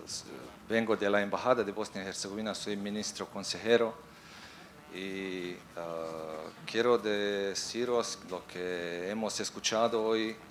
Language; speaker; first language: Spanish; non-native, fluent; Bosnian